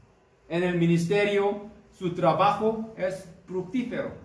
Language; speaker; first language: Spanish; non-native, fluent; Korean